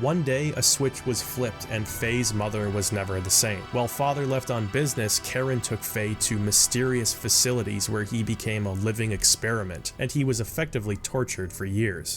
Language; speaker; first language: English; native; English